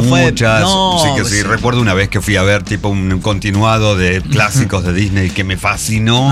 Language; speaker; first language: Spanish; native; Spanish